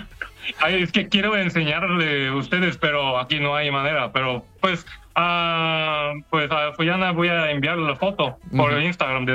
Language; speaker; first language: Spanish; non-native, learner; Korean